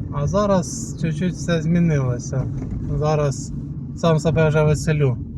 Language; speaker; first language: Ukrainian; non-native, local second language; Russian